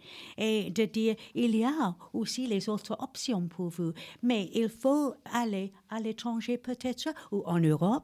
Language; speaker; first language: French; non-native, fluent; English